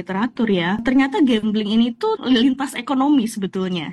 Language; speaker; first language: Indonesian; native; Indonesian